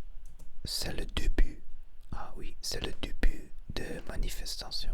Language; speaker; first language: French; non-native, learner; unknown